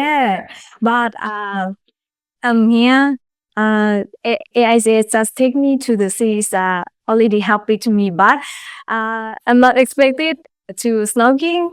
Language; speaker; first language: English; non-native, learner; Lao